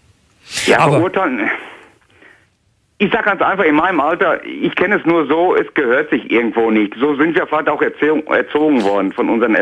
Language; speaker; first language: German; native; German